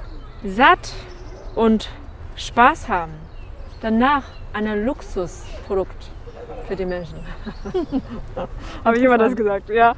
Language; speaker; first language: German; non-native, learner; Chinese